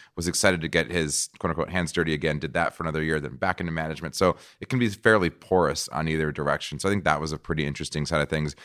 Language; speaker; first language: English; non-native, fluent; Portuguese